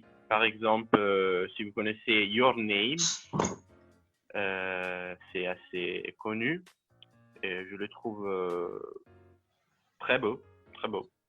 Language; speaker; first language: French; non-native, learner; Italian